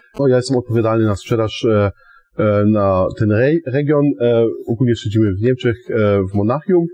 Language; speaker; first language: Polish; non-native, fluent; German